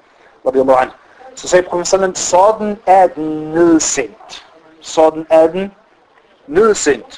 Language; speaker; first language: Danish; non-native, fluent; Arabic